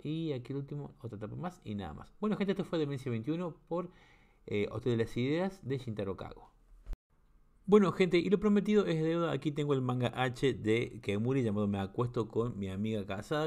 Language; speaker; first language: Spanish; native; Spanish